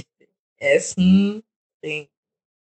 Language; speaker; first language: German; native; German